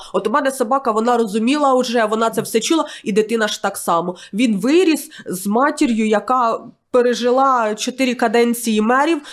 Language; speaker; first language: Ukrainian; native; Ukrainian